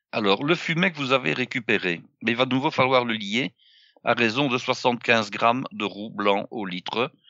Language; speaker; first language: French; native; French